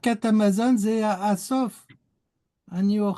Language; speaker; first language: Hebrew; non-native, learner; French